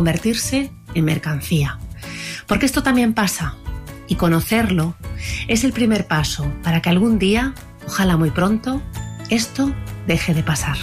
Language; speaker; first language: Spanish; native; Spanish